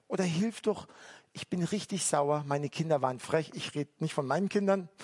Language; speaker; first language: German; early bilingual, other home language; Turkish